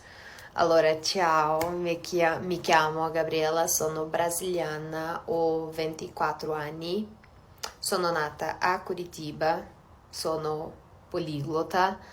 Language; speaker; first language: Italian; non-native, learner; Portuguese